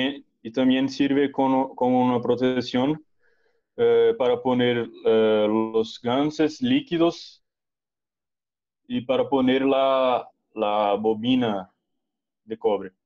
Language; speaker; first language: Spanish; non-native, learner; Portuguese